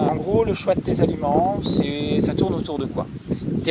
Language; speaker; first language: French; native; French